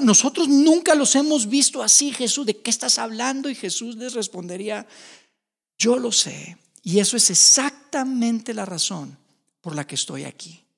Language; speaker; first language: Spanish; native; Spanish